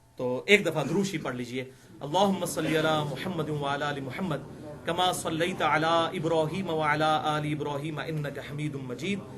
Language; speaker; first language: Urdu; non-native, local second language; Punjabi